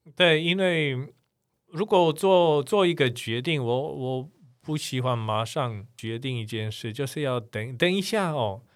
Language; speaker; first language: Chinese; non-native, fluent; Polish